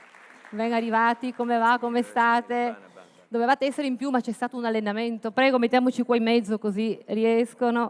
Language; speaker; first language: Italian; native; Italian